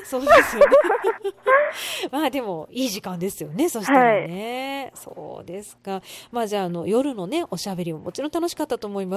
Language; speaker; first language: Japanese; native; Japanese